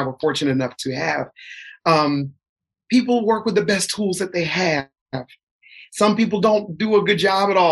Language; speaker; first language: English; native; English